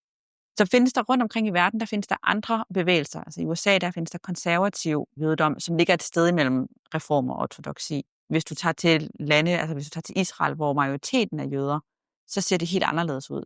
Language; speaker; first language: Danish; native; Danish